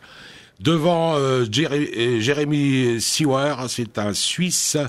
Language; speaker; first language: French; native; French